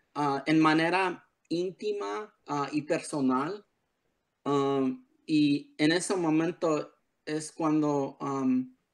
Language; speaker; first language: Spanish; early bilingual, heritage; Spanish